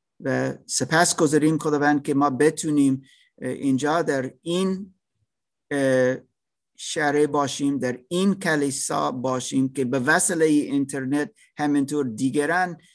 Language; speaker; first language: Persian; non-native, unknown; German